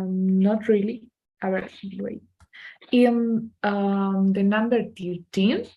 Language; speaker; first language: English; non-native, learner; Spanish